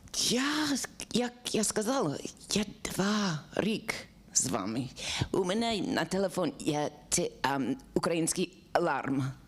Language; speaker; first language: Ukrainian; non-native, learner; English